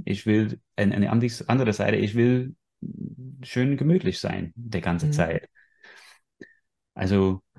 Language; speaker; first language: German; non-native, fluent; English